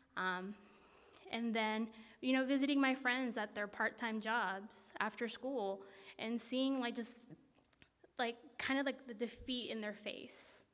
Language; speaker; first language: English; native; English